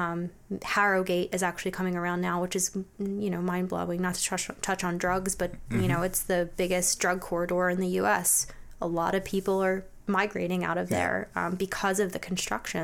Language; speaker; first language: English; native; English